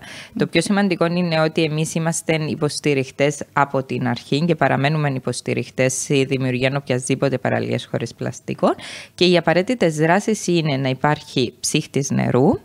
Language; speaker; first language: Greek; native; Greek